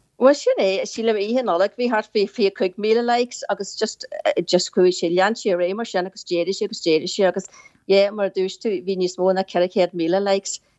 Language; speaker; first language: Irish; native; Irish